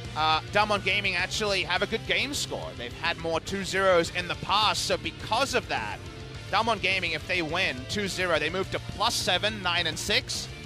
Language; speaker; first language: English; native; English